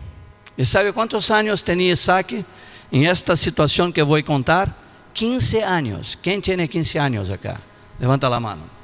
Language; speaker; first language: Spanish; non-native, learner; Portuguese